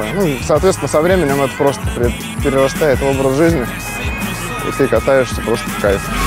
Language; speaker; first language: Russian; native; Russian